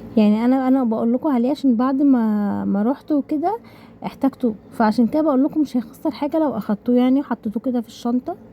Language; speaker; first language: Arabic; native; Arabic